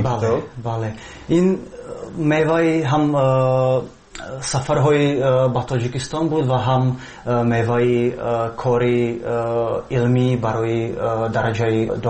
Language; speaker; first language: Persian; non-native, fluent; Slovak